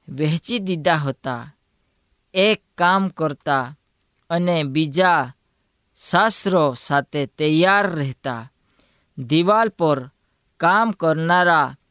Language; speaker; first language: Gujarati; non-native, local second language; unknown